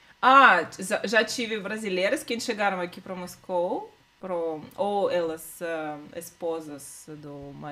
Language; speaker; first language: Portuguese; non-native, learner; Russian